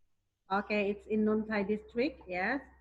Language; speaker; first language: English; non-native, fluent; Thai